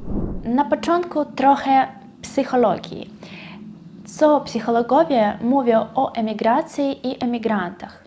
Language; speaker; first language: Polish; non-native, fluent; Russian